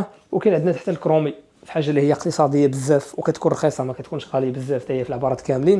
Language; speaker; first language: Arabic; native; Arabic